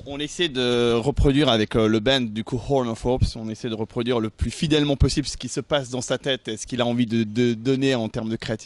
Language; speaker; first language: French; native; French